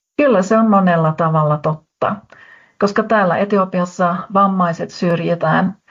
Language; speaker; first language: Finnish; native; Finnish